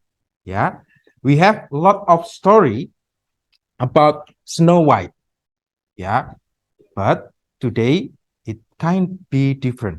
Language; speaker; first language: English; non-native, fluent; Indonesian